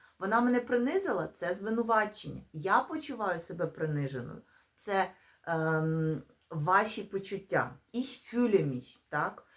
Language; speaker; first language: Ukrainian; non-native, local second language; Russian